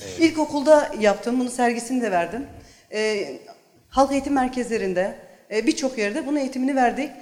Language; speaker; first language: Turkish; native; Turkish